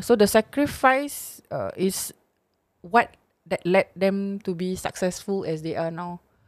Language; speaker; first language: English; non-native, local second language; Malay